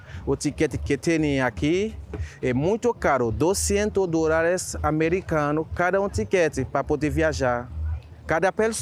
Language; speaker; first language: Portuguese; non-native, learner; Haitian Creole